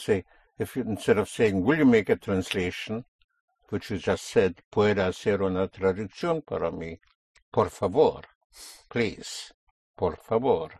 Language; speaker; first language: Spanish; non-native, fluent; English